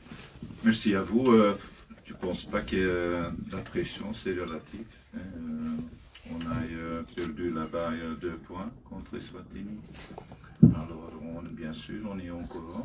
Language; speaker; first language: French; non-native, fluent; Dutch